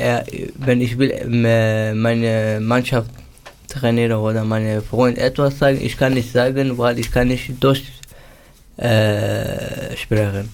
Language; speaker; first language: German; non-native, learner; Turkish